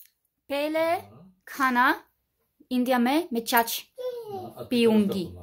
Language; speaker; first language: Hindi; non-native, learner; Polish